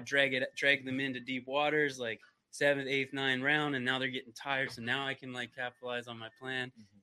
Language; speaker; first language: English; native; English